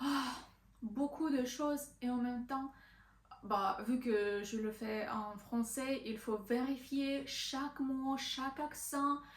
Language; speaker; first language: French; non-native, learner; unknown